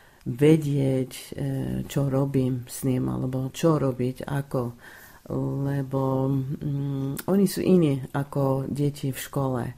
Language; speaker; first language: Slovak; non-native, fluent; English